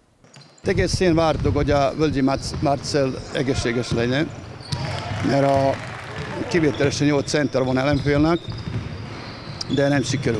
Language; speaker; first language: Hungarian; non-native, learner; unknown